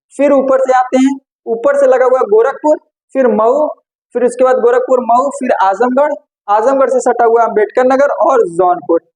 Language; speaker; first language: Hindi; native; Hindi